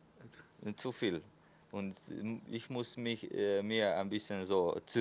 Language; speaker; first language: German; non-native, fluent; Slovenian